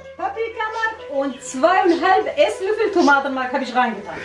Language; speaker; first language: German; non-native, learner; Kurdish